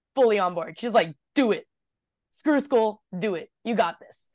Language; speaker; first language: English; early bilingual, other home language; Japanese